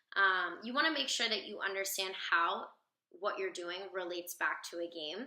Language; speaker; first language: English; native; English